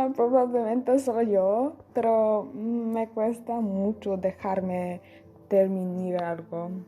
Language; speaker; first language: Spanish; non-native, learner; English